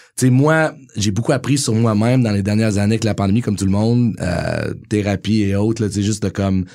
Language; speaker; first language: French; native; French